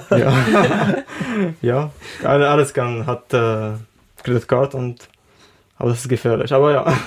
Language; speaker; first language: German; non-native, learner; Arabic